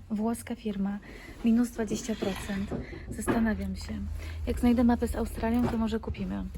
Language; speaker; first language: Polish; early bilingual, heritage; Polish